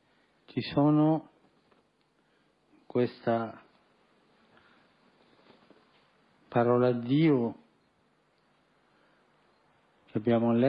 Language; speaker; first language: Italian; non-native, fluent; Spanish